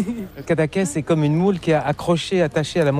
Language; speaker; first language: French; native; French